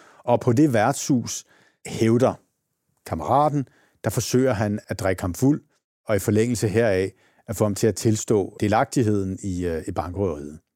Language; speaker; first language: Danish; native; Danish